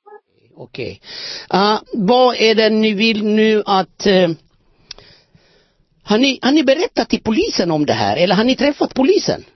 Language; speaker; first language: Swedish; non-native, fluent; Amharic